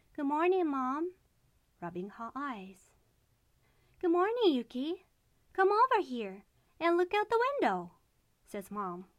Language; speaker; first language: English; non-native, learner; Japanese